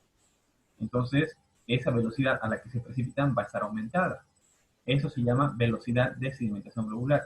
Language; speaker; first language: Spanish; native; Spanish